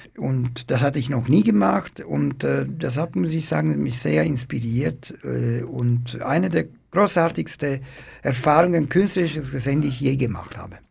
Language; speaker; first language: German; non-native, fluent; Italian